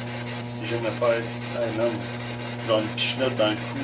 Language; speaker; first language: French; native; French